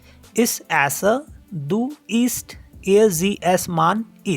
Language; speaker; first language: German; non-native, learner; Hindi